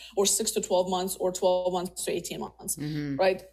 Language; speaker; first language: English; early bilingual, other home language; Russian